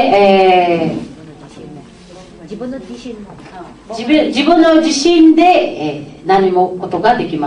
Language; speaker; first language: Japanese; non-native, fluent; Filipino